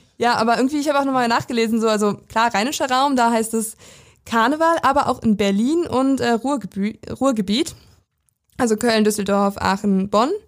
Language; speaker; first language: German; native; German